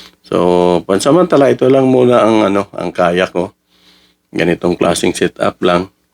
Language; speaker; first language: Filipino; non-native, local second language; Cebuano